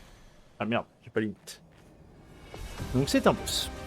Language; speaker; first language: French; native; French